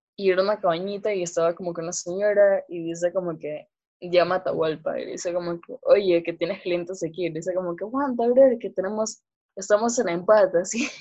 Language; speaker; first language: Spanish; native; Spanish